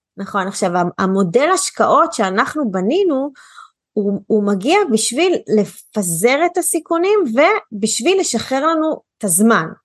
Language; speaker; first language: Hebrew; native; Hebrew